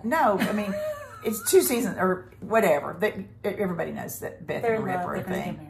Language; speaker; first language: English; native; English